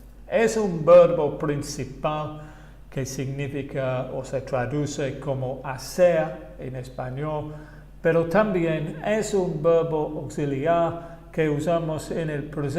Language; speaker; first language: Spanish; non-native, fluent; English